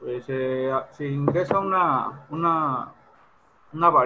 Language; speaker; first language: Spanish; native; Spanish